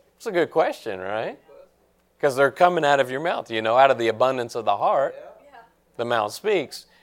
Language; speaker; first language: English; native; English